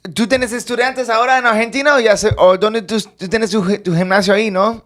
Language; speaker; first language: Spanish; non-native, learner; English